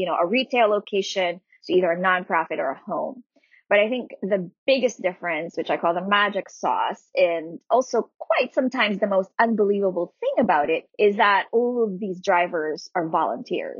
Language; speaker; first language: English; non-native, local second language; Filipino